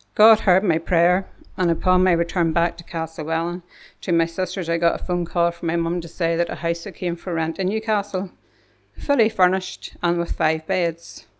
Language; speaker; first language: English; native; English